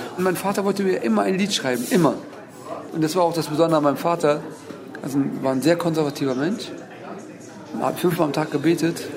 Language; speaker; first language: German; early bilingual, other home language; Turkish